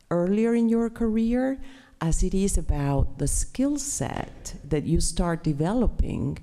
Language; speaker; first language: English; non-native, fluent; Spanish